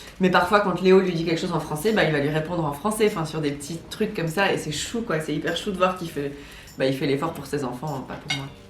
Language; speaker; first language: French; native; French